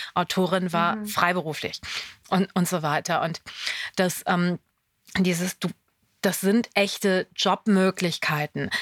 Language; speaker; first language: German; native; German